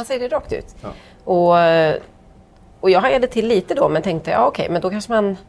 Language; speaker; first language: Swedish; native; Swedish